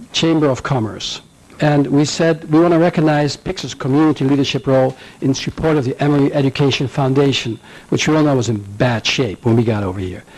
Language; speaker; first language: English; non-native, fluent; Dutch